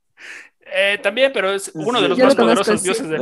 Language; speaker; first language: Spanish; native; Spanish